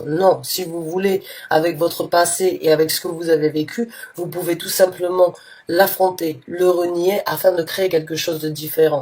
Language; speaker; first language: French; native; French